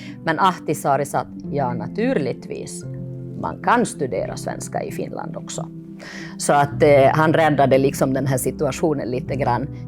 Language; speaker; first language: Swedish; early bilingual, other home language; Finnish